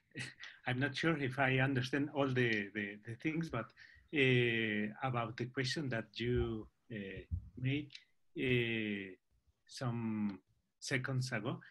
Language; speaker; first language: English; non-native, learner; Spanish